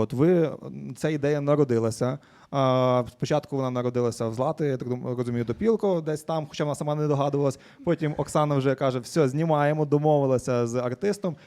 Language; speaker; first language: Ukrainian; native; Ukrainian